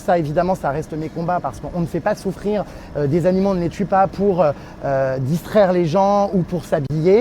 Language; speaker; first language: French; native; French